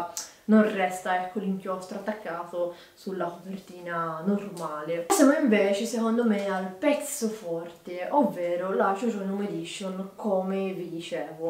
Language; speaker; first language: Italian; native; Italian